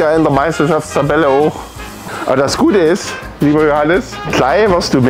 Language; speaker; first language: German; native; German